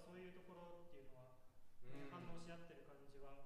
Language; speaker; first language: Japanese; native; Japanese